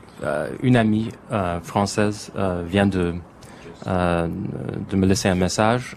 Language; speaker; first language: French; non-native, fluent; English